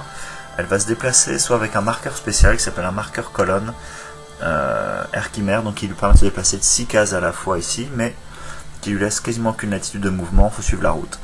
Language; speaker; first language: French; native; French